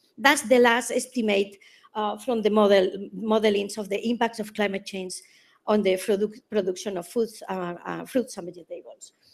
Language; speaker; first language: English; non-native, fluent; Spanish